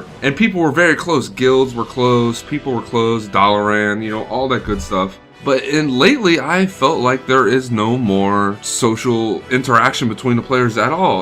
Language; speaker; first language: English; native; English